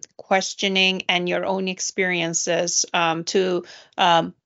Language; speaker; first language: English; non-native, fluent; Turkish